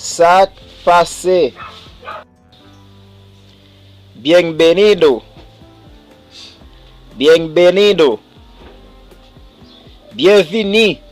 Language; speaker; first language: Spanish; non-native, fluent; Haitian Creole